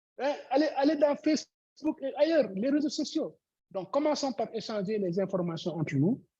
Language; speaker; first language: French; non-native, local second language; Wolof